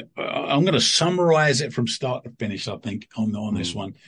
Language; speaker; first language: English; native; English